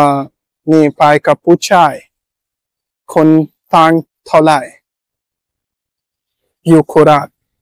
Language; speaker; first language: Thai; non-native, learner; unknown